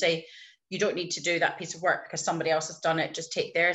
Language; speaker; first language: English; native; English